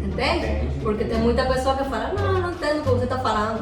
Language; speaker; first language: Portuguese; non-native, learner; Spanish